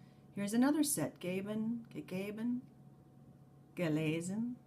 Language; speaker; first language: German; non-native, fluent; English